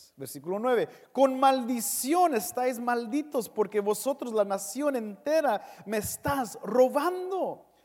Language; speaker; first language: Spanish; early bilingual, heritage; Spanish